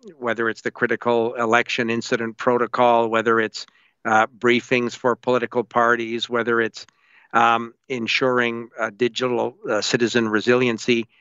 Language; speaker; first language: English; native; English